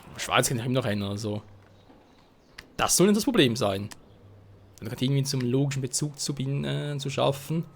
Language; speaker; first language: German; native; German